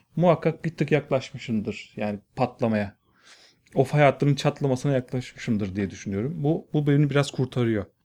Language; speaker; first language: Turkish; native; Turkish